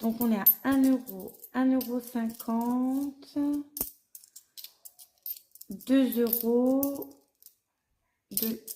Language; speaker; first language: French; native; French